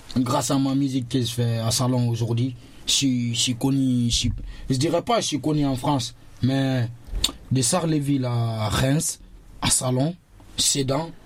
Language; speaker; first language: French; non-native, local second language; Susu